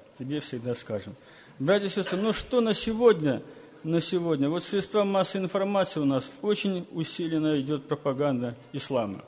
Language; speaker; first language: Russian; native; Russian